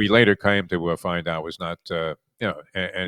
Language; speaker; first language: English; native; English